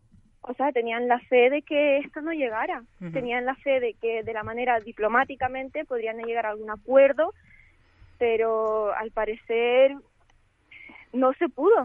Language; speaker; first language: Spanish; early bilingual, other home language; Ukrainian